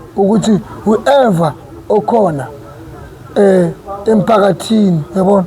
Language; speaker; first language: Zulu; non-native, local second language; Northern Sotho